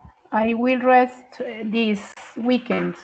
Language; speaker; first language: English; non-native, learner; Spanish